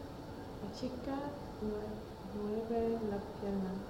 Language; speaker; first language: Spanish; non-native, learner; Swedish